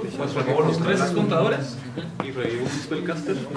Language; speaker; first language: Spanish; native; Spanish